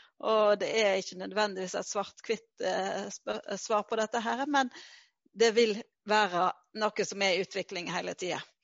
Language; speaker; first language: Norwegian; native; Norwegian